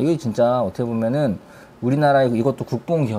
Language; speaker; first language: Korean; native; Korean